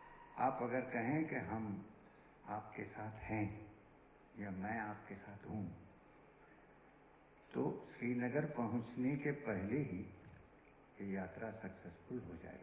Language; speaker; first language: Hindi; non-native, local second language; Malayalam